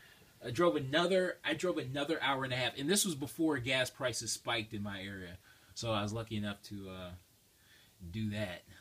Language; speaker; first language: English; native; English